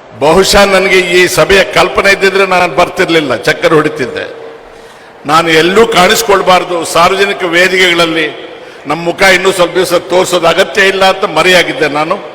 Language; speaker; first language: Kannada; native; Kannada